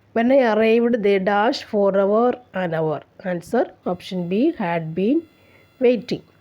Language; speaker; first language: English; non-native, local second language; Malayalam